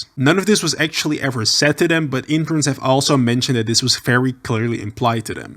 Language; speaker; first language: English; native; English